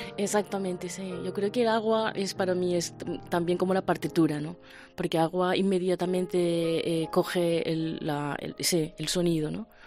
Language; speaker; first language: Spanish; non-native, fluent; Japanese